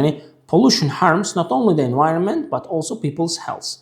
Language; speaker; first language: English; non-native, fluent; Uzbek